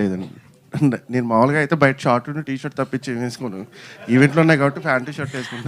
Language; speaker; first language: Telugu; native; Telugu